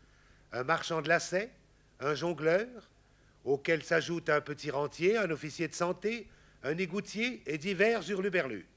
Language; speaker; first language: French; native; French